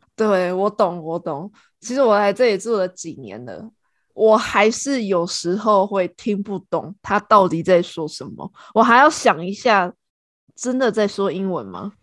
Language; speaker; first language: Chinese; native; Chinese